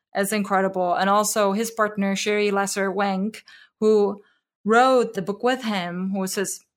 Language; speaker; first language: English; non-native, fluent; Czech